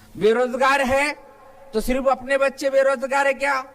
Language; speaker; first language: Hindi; non-native, local second language; Marathi